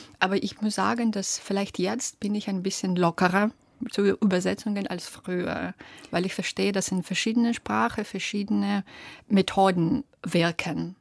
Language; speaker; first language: German; non-native, fluent; Belarusian